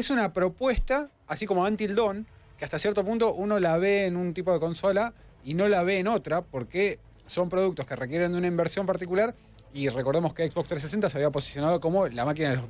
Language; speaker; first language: Spanish; native; Spanish